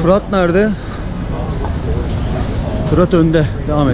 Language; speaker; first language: Turkish; native; Turkish